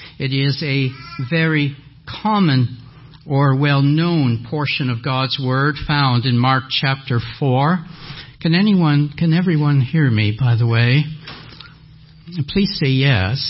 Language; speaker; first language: English; non-native, fluent; French